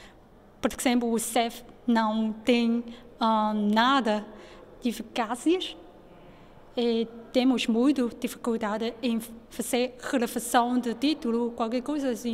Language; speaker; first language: Portuguese; non-native, local second language; Chinese